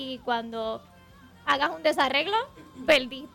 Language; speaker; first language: Spanish; native; Spanish